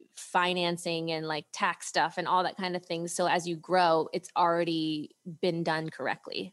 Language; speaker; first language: English; native; English